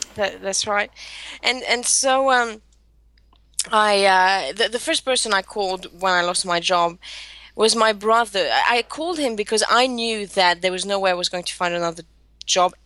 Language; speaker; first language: English; non-native, fluent; Greek